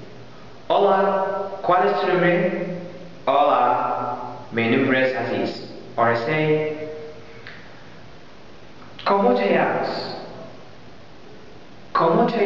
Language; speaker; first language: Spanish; non-native, learner; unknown